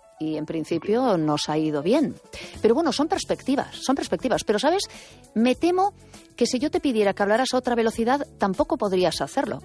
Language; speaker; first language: Spanish; native; Spanish